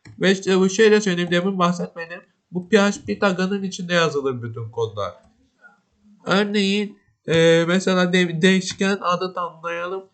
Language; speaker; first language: Turkish; native; Turkish